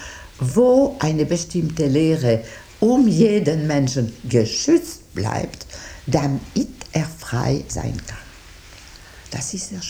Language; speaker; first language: German; non-native, local second language; French